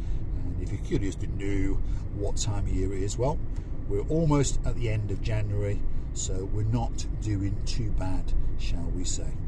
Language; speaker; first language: English; native; English